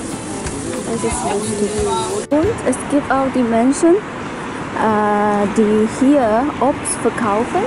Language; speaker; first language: German; non-native, learner; Chinese